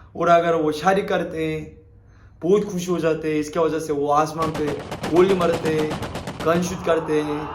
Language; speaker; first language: Hindi; non-native, learner; Korean